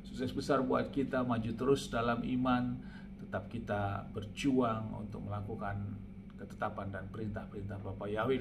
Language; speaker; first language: Indonesian; native; Indonesian